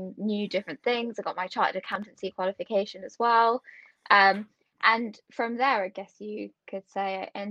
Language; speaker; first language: English; native; English